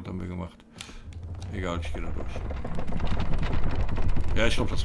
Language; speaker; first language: German; native; German